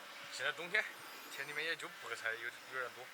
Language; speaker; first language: Chinese; native; Chinese